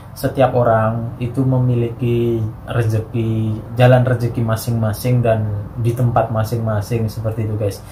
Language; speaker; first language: Indonesian; native; Indonesian